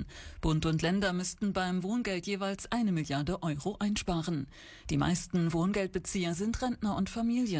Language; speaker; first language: German; native; German